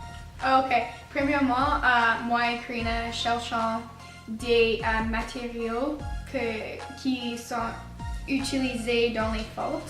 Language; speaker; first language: French; non-native, learner; English